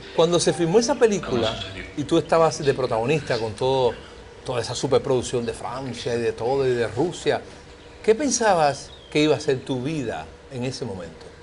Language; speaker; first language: Spanish; native; Spanish